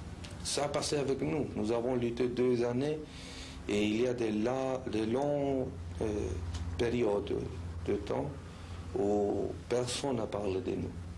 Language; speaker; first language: French; non-native, fluent; Spanish